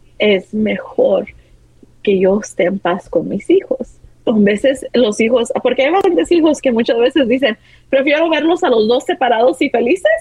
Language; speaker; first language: Spanish; early bilingual, heritage; Spanish